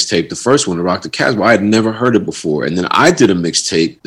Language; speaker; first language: English; native; English